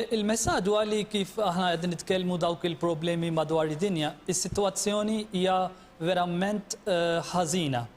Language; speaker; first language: Maltese; non-native, fluent; Urdu